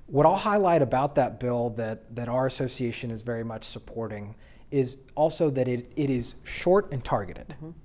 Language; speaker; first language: English; native; English